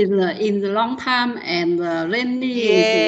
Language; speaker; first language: English; non-native, learner; Vietnamese